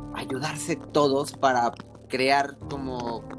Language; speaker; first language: Spanish; native; Spanish